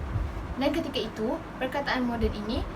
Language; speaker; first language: Malay; native; Malay